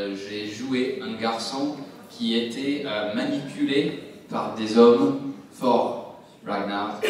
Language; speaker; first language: French; non-native, learner; English